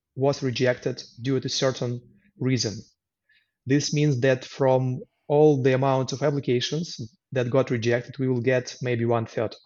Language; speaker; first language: English; non-native, fluent; Ukrainian